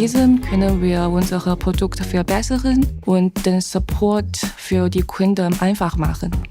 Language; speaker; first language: German; non-native, learner; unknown